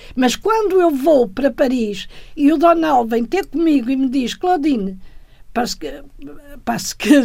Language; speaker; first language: Portuguese; native; Portuguese